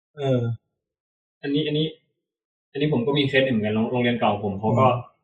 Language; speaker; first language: Thai; native; Thai